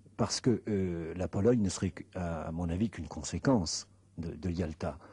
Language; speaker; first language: French; non-native, fluent; Spanish